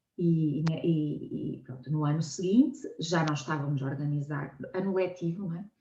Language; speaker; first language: Portuguese; native; Portuguese